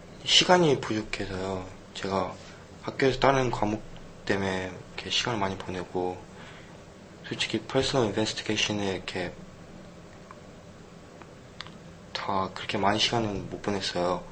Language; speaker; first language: Korean; early bilingual, heritage; Korean